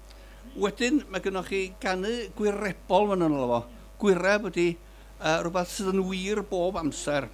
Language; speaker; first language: Welsh; native; Welsh